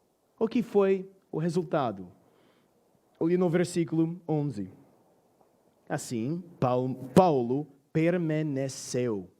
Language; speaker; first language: Portuguese; non-native, fluent; English